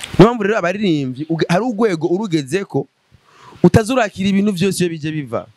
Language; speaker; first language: Rundi; native; Rundi